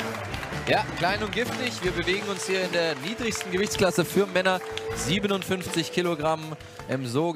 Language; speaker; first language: German; native; German